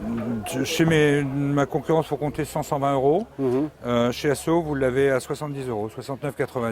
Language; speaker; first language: French; native; French